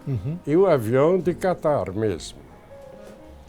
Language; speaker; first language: Portuguese; non-native, fluent; Arabic